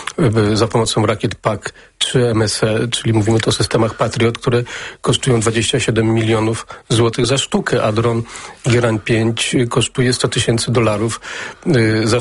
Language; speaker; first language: Polish; native; Polish